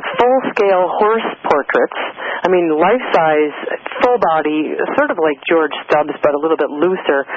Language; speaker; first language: English; native; English